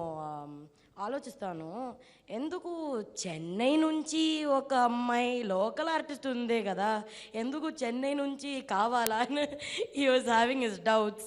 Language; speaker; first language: Telugu; non-native, learner; Tamil